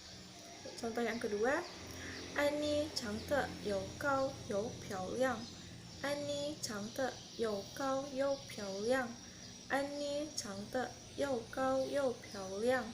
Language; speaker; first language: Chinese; non-native, learner; Indonesian